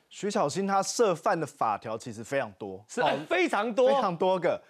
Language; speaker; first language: Chinese; native; Chinese